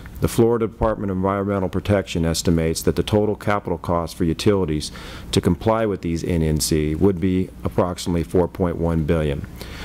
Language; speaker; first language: English; native; English